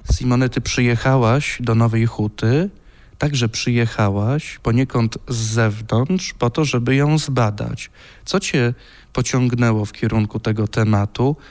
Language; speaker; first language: Polish; native; Polish